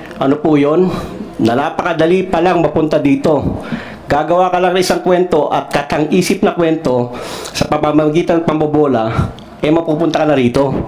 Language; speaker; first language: Filipino; non-native, local second language; Cebuano